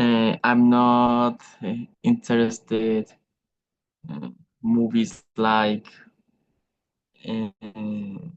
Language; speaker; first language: English; non-native, learner; Spanish